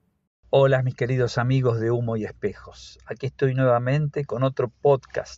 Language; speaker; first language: Spanish; native; Spanish